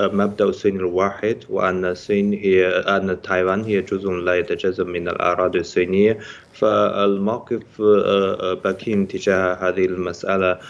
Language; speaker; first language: Arabic; non-native, fluent; Chinese